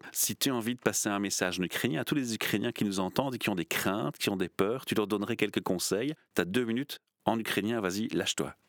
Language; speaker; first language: French; native; French